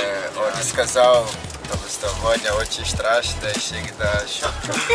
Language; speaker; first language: Russian; non-native, learner; Portuguese